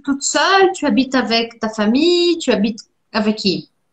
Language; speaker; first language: French; non-native, fluent; Portuguese